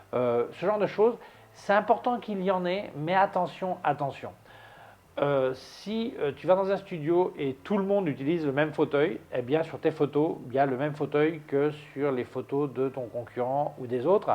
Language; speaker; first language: French; native; French